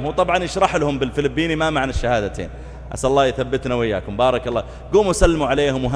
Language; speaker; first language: Arabic; native; Arabic